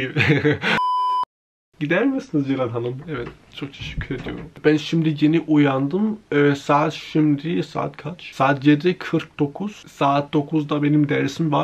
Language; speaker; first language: Turkish; early bilingual, heritage; Turkish